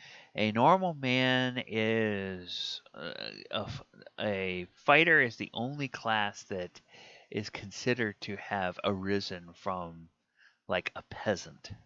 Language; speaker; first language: English; native; English